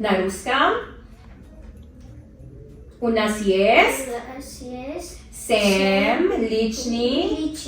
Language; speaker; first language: Russian; non-native, learner; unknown